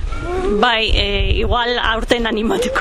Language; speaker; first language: Basque; non-native, learner; Spanish